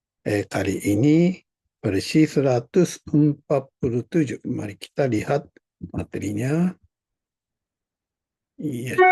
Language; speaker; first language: Indonesian; non-native, fluent; Japanese